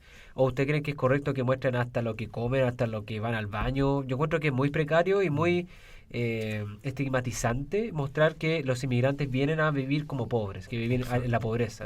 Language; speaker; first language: Spanish; native; Spanish